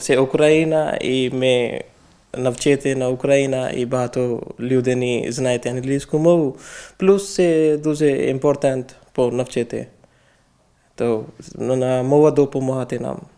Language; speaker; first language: Ukrainian; non-native, learner; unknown